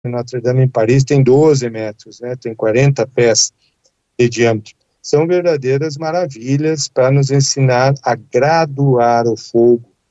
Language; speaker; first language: Portuguese; native; Portuguese